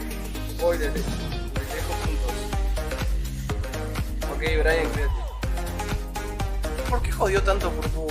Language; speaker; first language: Spanish; native; Spanish